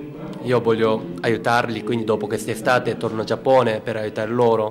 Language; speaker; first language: Italian; non-native, learner; Japanese